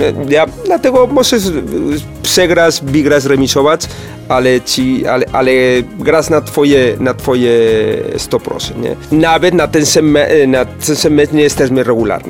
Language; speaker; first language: Polish; non-native, fluent; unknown